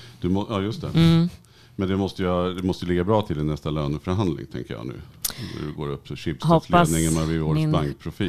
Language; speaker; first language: Swedish; native; Swedish